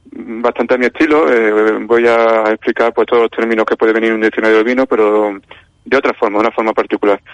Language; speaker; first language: Spanish; native; Spanish